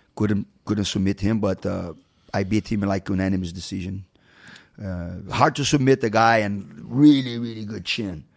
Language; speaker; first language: English; non-native, fluent; Portuguese